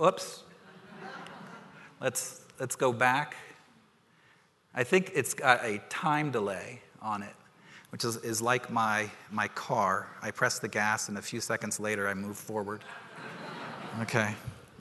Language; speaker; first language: English; native; English